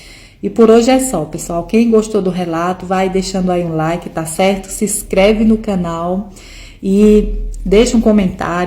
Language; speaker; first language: Portuguese; native; Portuguese